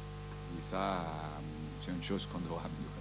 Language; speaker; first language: French; non-native, learner; Portuguese